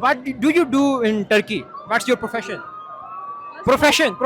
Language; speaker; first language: English; non-native, local second language; Urdu